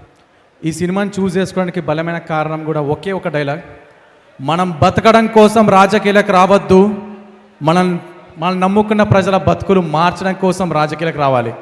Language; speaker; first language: Telugu; native; Telugu